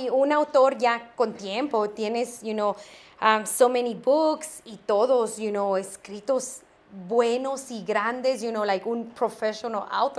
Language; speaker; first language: English; non-native, fluent; Spanish